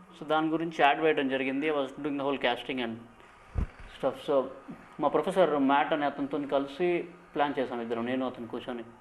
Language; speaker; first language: Telugu; native; Telugu